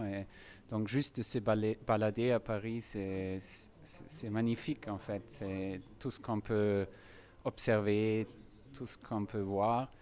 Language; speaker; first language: French; non-native, fluent; German